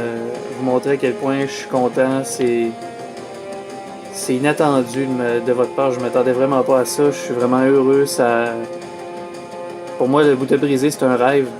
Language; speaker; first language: French; native; French